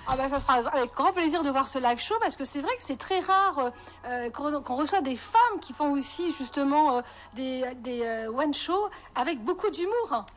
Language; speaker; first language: French; native; French